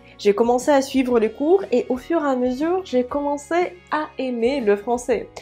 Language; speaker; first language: French; non-native, fluent; Russian